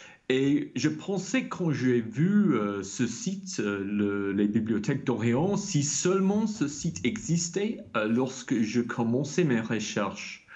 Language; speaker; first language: French; non-native, fluent; English